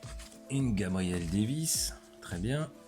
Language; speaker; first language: French; native; French